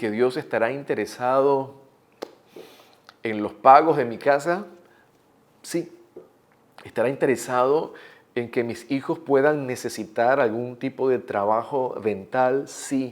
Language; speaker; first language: Spanish; native; Spanish